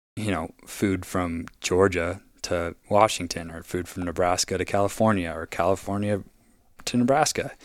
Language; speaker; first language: English; native; English